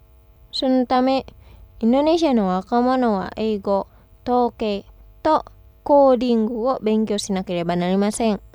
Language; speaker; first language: Japanese; non-native, fluent; Indonesian